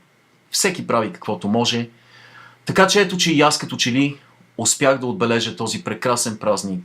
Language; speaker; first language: Bulgarian; native; Bulgarian